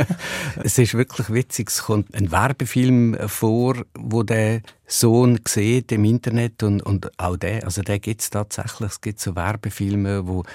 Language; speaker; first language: German; native; German